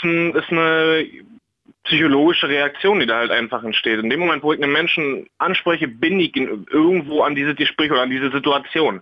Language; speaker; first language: German; native; German